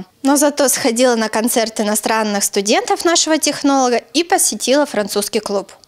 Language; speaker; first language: Russian; native; Russian